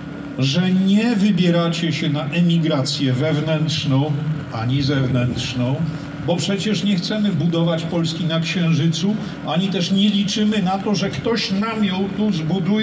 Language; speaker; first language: Polish; native; Polish